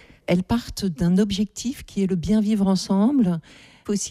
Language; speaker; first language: French; native; French